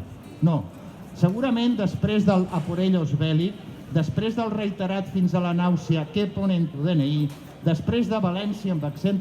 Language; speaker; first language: Catalan; native; Catalan